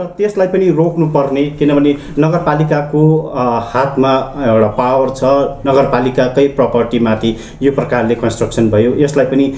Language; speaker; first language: Nepali; native; Nepali